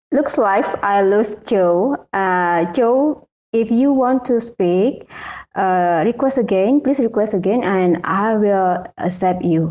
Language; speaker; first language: English; non-native, learner; Indonesian